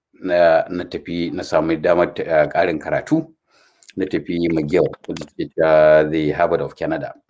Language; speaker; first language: Hausa; native; Hausa